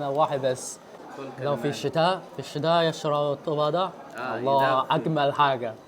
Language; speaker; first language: Arabic; non-native, fluent; Chinese